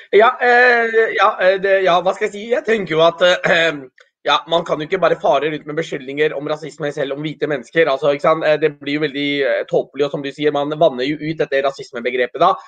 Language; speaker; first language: Norwegian; early bilingual, other home language; Urdu